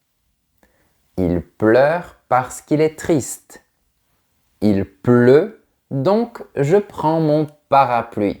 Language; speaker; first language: French; native; French